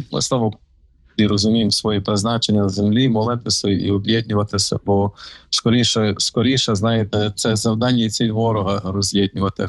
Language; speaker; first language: Ukrainian; native; Ukrainian